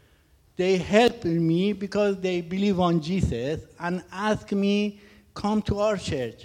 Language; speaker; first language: English; non-native, learner; Persian